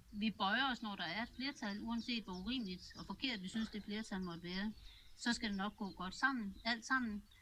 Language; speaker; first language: Danish; native; Danish